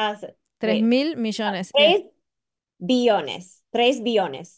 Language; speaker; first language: Spanish; non-native, fluent; English